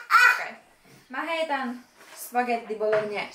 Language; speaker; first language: Finnish; native; Finnish